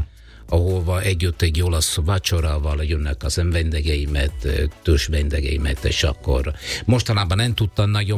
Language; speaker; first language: Hungarian; non-native, learner; Italian